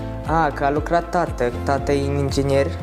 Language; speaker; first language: Romanian; non-native, learner; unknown